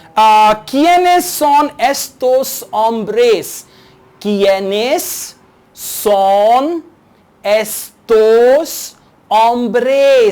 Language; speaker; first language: Spanish; non-native, learner; Urdu